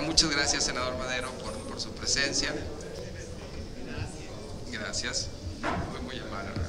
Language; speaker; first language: Spanish; native; Spanish